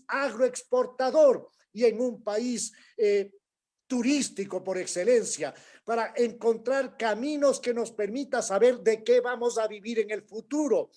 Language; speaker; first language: Spanish; native; Spanish